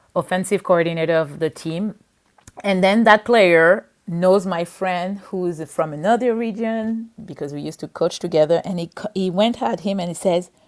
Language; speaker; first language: English; non-native, fluent; French